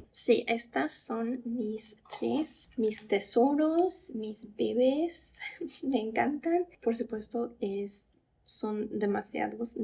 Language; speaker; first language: Spanish; non-native, fluent; English